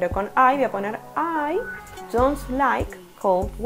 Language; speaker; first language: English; non-native, fluent; Spanish